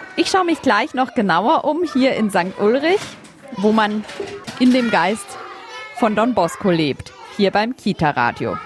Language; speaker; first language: German; native; German